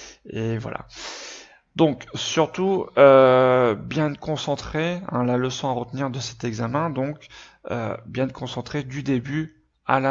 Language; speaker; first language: French; native; French